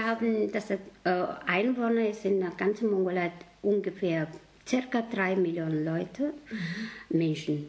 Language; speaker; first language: German; non-native, learner; Mongolian